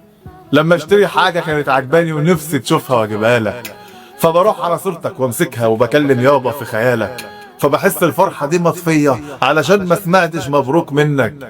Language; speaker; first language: Arabic; native; Arabic